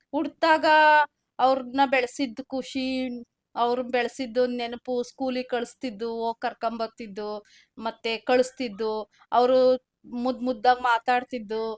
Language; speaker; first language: Kannada; native; Kannada